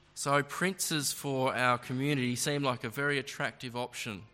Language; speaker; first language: English; native; English